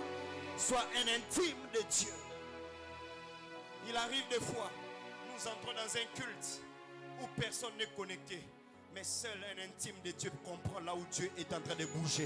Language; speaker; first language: French; non-native, local second language; Lingala